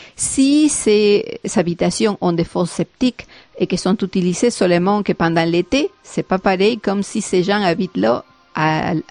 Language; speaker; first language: French; non-native, fluent; Spanish